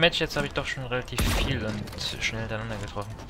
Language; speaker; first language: German; native; German